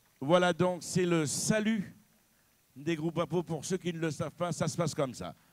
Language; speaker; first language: French; native; French